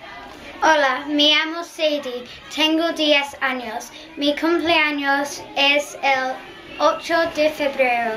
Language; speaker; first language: Spanish; non-native, learner; English